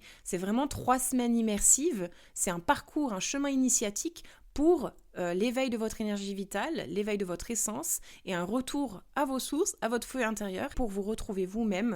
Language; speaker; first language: French; native; French